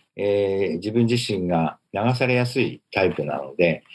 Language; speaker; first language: Japanese; native; Japanese